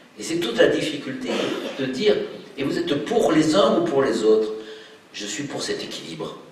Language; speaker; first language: French; native; French